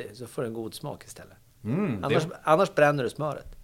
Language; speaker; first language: Swedish; native; Swedish